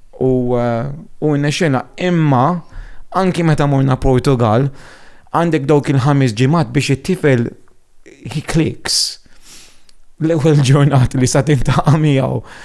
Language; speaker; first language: Maltese; non-native, fluent; Italian